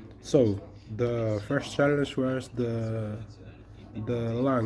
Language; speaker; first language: English; non-native, learner; Portuguese